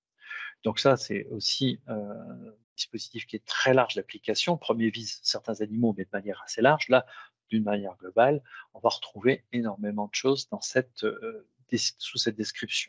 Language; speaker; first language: French; native; French